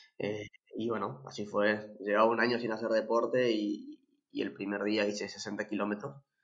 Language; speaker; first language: Spanish; native; Spanish